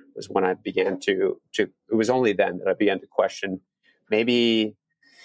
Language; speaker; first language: English; native; English